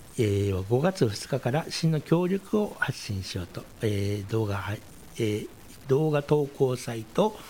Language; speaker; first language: Japanese; native; Japanese